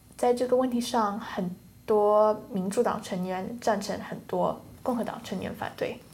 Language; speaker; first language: Chinese; early bilingual, heritage; Chinese